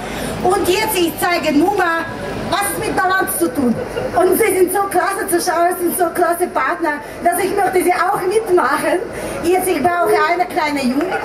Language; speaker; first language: German; non-native, learner; Russian